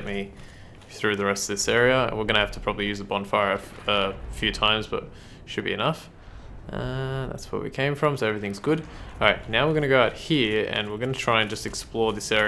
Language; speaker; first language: English; native; English